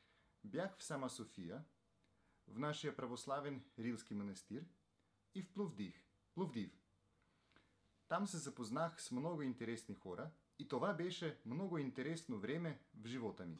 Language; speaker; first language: Bulgarian; non-native, learner; Slovenian